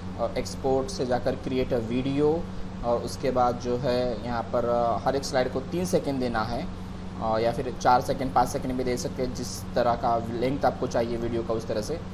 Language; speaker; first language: Hindi; non-native, local second language; Marathi